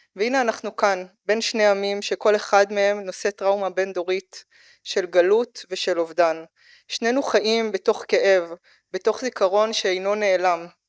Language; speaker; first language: Hebrew; native; Hebrew